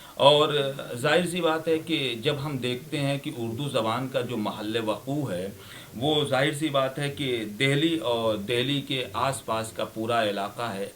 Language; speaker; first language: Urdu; native; Urdu